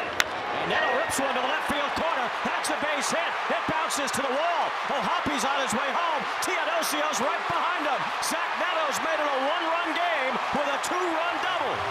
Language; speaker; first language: English; native; English